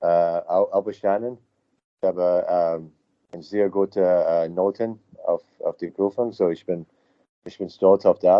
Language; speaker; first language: German; non-native, learner; English